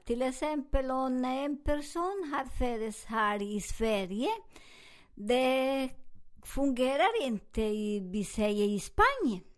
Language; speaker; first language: Swedish; non-native, learner; Spanish